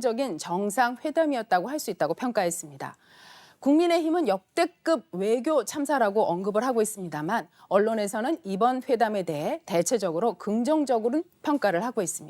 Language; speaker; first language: Korean; native; Korean